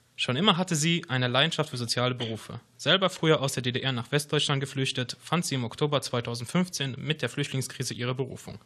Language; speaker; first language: German; native; German